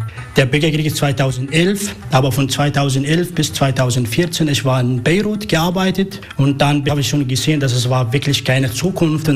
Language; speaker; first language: German; non-native, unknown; Arabic